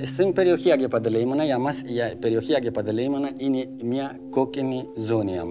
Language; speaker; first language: Greek; non-native, fluent; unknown